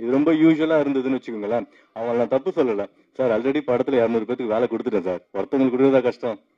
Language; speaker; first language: Tamil; native; Tamil